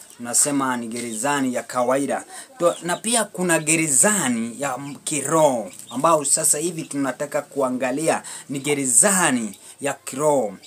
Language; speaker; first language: Swahili; non-native, local second language; Luo (Kenya and Tanzania)